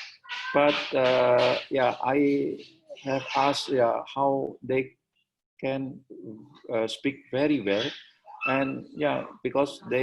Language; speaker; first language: English; non-native, learner; Indonesian